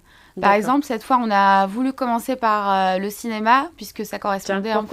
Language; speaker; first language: French; non-native, local second language; Arabic